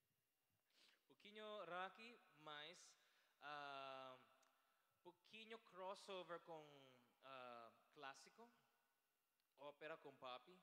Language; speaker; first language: Portuguese; non-native, learner; Filipino